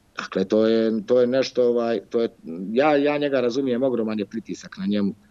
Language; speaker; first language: Bosnian; native; Bosnian